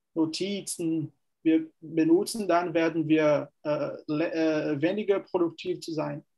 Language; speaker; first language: German; non-native, fluent; Portuguese